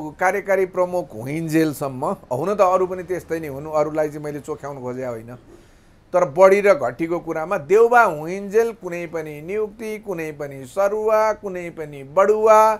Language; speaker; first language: Nepali; native; Nepali